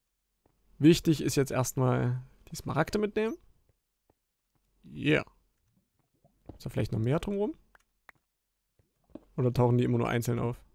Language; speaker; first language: German; native; German